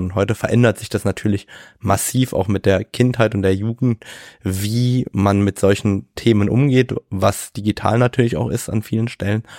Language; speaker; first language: German; native; German